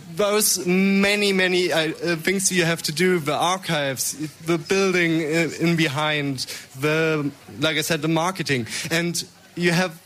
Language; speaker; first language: English; non-native, fluent; German